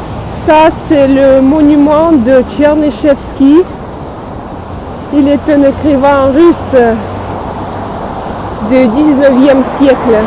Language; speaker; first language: French; non-native, fluent; Russian